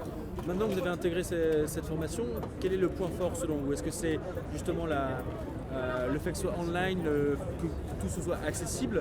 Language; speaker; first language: French; native; French